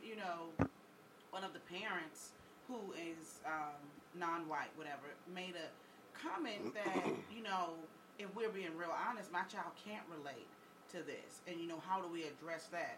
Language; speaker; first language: English; native; English